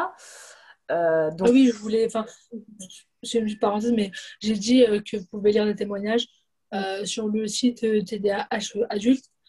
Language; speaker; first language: French; native; French